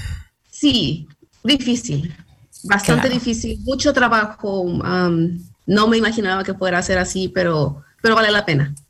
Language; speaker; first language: Spanish; early bilingual, heritage; Spanish